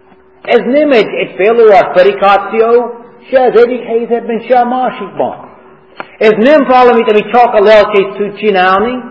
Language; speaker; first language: Hungarian; non-native, fluent; English